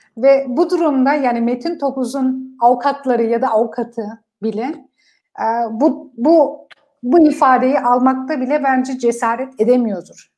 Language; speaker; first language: Turkish; non-native, fluent; Kurdish